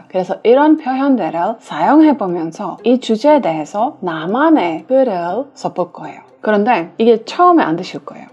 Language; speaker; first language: Korean; non-native, fluent; English